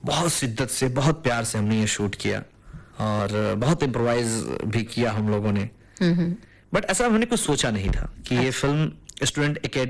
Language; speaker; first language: Hindi; non-native, local second language; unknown